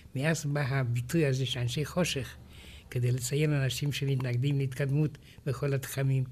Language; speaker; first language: Hebrew; non-native, fluent; Romanian